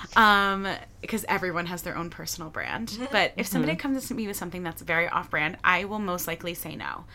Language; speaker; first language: English; native; English